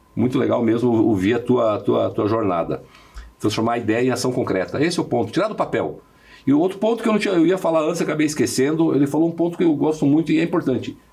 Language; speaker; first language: Portuguese; native; Portuguese